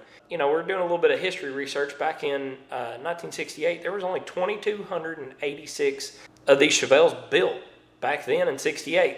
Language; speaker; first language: English; native; English